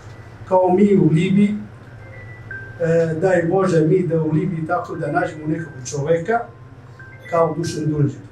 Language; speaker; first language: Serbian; non-native, fluent; Arabic